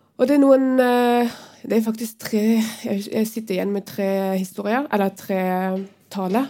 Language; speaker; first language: Norwegian; non-native, fluent; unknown